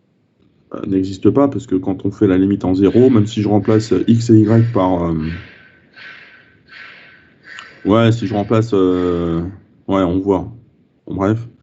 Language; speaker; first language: French; native; French